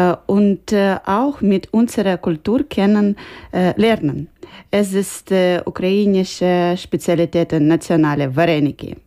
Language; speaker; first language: German; non-native, learner; Ukrainian